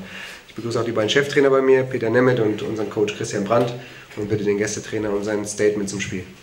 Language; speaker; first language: German; native; German